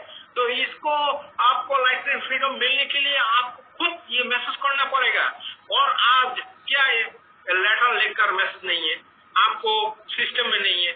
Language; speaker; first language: Hindi; non-native, fluent; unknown